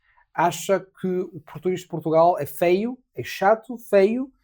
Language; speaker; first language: Portuguese; non-native, fluent; Italian